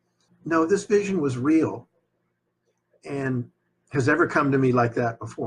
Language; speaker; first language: English; native; English